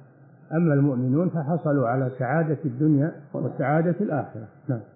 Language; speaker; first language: Arabic; native; Arabic